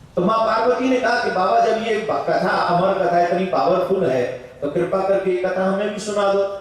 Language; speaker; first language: Hindi; native; Hindi